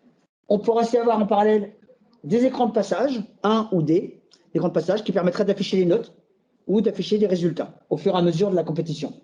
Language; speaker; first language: French; native; French